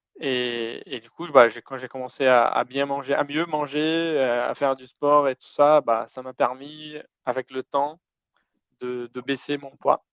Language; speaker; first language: French; non-native, fluent; Portuguese